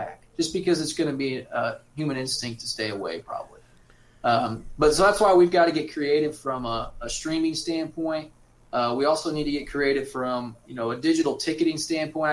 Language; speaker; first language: English; native; English